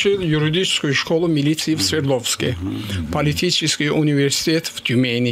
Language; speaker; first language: Russian; non-native, local second language; Azerbaijani